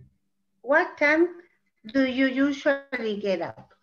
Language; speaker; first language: English; non-native, fluent; Spanish